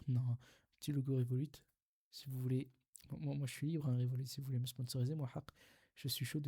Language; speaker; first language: French; native; French